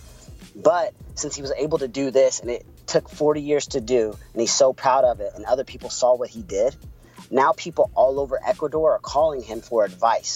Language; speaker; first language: English; non-native, fluent; Spanish